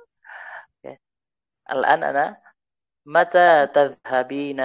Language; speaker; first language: Arabic; non-native, fluent; Indonesian